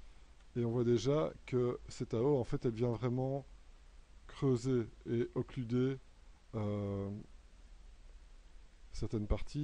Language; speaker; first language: French; native; French